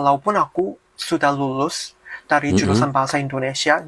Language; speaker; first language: Indonesian; non-native, fluent; Korean